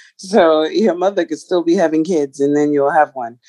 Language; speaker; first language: English; early bilingual, other home language; Ibibio